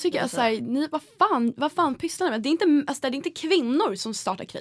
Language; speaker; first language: Swedish; native; Swedish